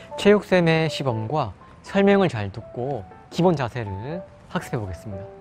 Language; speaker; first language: Korean; native; Korean